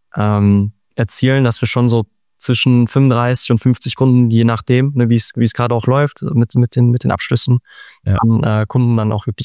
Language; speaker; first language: German; native; German